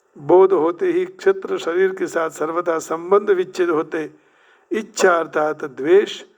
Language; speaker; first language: Hindi; non-native, local second language; Gujarati